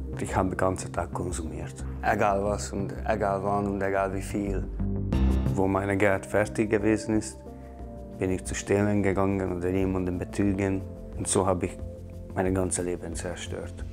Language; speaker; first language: German; non-native, fluent; Hungarian